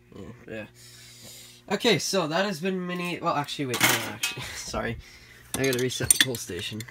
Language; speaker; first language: English; native; English